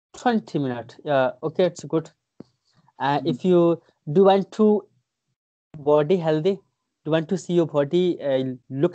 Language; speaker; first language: English; non-native, fluent; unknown